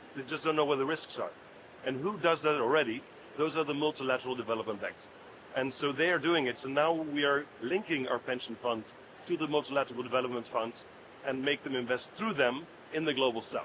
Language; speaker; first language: English; non-native, fluent; Dutch